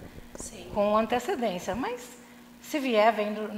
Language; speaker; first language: Portuguese; native; Portuguese